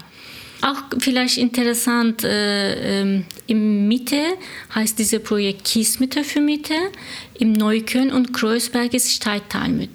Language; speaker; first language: German; non-native, learner; Turkish